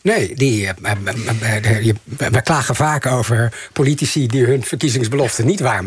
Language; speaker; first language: Dutch; native; Dutch